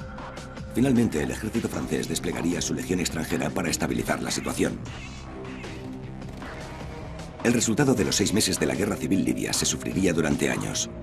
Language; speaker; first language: Spanish; native; Spanish